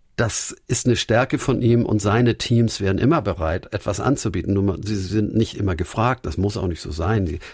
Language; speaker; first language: German; native; German